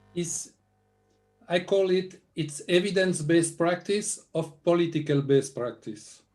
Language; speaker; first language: English; non-native, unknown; Hebrew